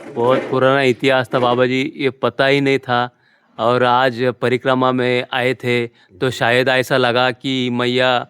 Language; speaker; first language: Hindi; non-native, local second language; Marathi